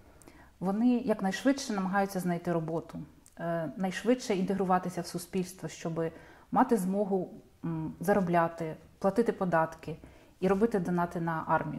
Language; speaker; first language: Ukrainian; native; Ukrainian